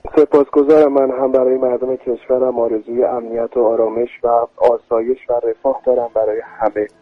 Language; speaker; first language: Persian; non-native, local second language; Kurdish